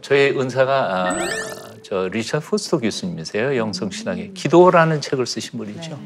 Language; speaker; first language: Korean; native; Korean